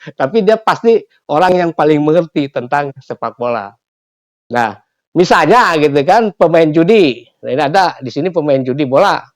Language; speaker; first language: Indonesian; non-native, local second language; Sundanese